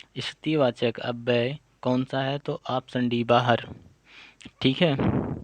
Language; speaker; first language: Hindi; native; Hindi